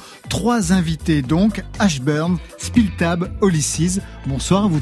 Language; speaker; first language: French; native; French